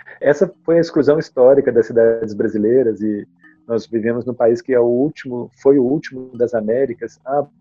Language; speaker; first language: Portuguese; native; Portuguese